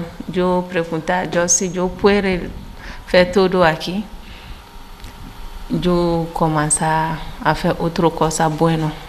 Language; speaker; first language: Spanish; non-native, learner; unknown